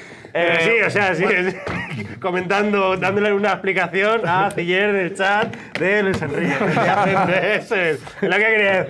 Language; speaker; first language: Spanish; native; Spanish